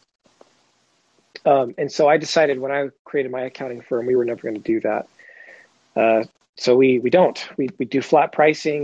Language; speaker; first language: English; native; English